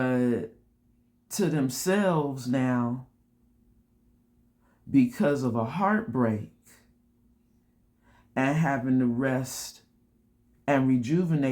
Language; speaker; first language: English; native; English